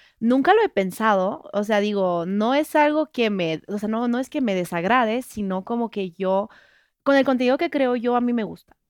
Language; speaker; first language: Spanish; non-native, fluent; French